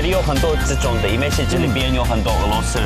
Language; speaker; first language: Chinese; non-native, fluent; Turkish